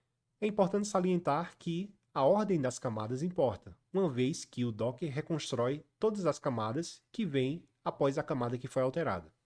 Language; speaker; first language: Portuguese; native; Portuguese